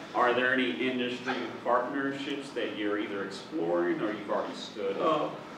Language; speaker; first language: English; native; English